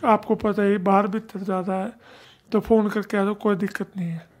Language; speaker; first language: Hindi; native; Hindi